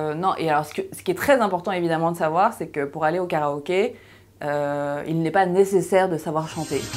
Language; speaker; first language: French; early bilingual, other home language; Korean